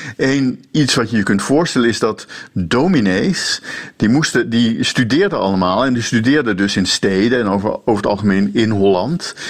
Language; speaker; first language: Dutch; native; Dutch